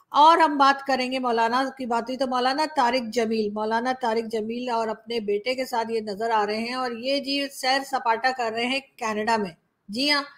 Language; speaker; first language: Hindi; native; Hindi